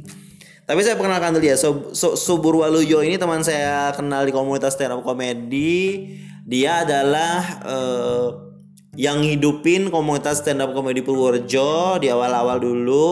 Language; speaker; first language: Indonesian; native; Indonesian